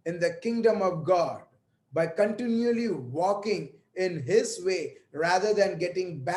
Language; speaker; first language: English; non-native, local second language; Hindi